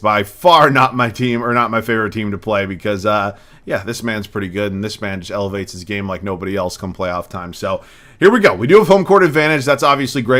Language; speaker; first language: English; native; English